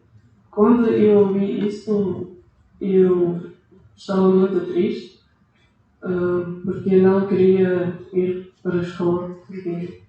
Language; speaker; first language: Portuguese; non-native, learner; Ukrainian